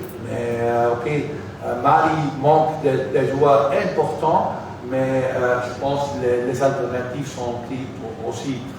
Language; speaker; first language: French; non-native, fluent; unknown